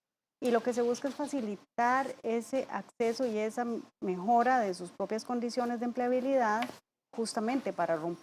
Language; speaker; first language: Spanish; native; Spanish